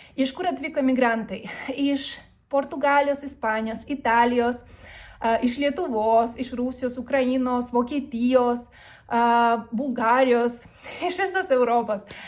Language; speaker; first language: Lithuanian; early bilingual, other home language; Spanish